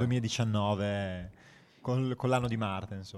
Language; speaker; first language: Italian; native; Italian